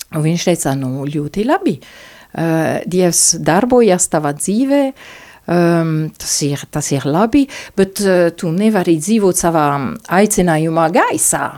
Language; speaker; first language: Latvian; non-native, fluent; French